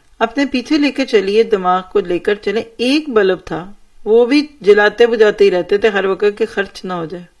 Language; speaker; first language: Urdu; native; Urdu